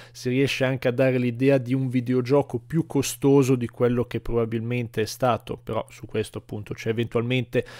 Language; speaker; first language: Italian; native; Italian